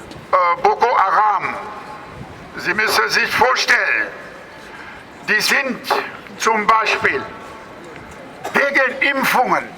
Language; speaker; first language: German; non-native, learner; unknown